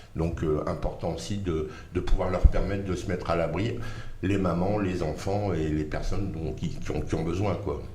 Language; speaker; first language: French; native; French